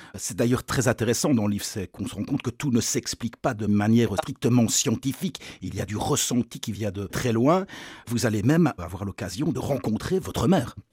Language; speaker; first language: French; native; French